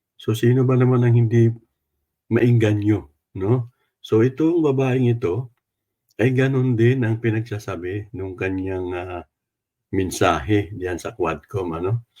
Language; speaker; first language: Filipino; non-native, local second language; Cebuano